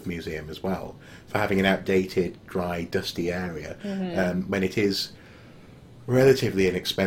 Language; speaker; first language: English; native; English